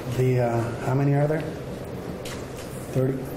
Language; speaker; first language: English; early bilingual, other home language; Spanish